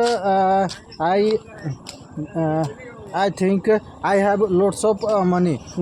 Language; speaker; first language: English; non-native, learner; Hindi